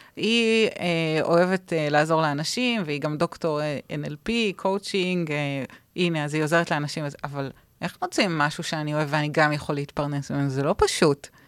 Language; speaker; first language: Hebrew; native; Hebrew